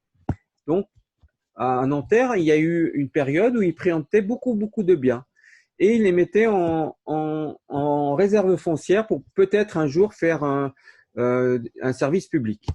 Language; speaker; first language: French; native; French